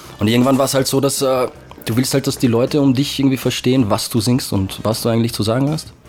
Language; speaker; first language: German; early bilingual, other home language; French